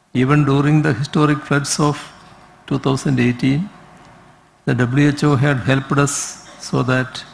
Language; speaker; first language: English; non-native, local second language; Malayalam